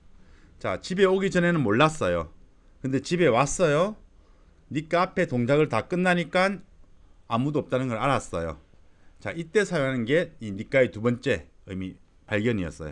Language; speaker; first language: Korean; native; Korean